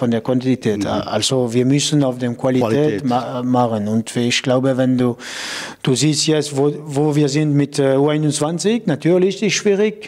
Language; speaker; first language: German; non-native, local second language; French